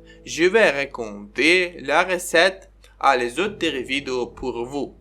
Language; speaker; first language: French; non-native, learner; Ukrainian